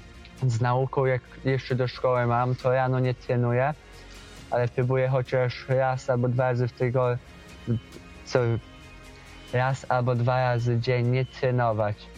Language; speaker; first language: Polish; early bilingual, heritage; Polish